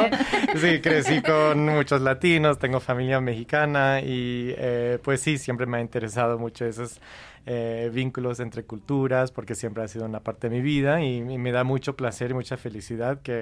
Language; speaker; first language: Spanish; non-native, fluent; English